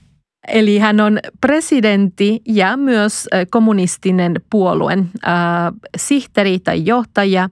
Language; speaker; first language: Finnish; non-native, fluent; Spanish